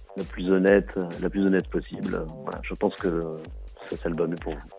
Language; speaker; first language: French; native; French